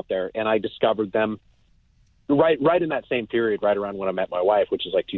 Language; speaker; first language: English; native; English